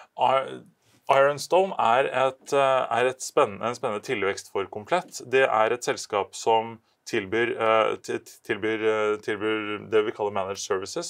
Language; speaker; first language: Norwegian; native; Norwegian